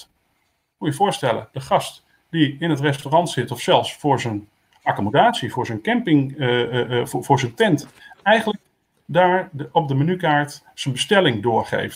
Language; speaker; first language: Dutch; native; Dutch